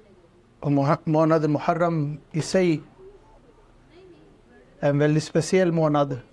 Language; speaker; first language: Swedish; non-native, fluent; Urdu